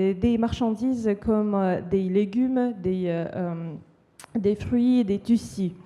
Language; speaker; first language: French; non-native, fluent; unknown